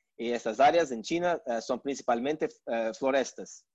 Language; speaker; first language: Spanish; non-native, learner; Portuguese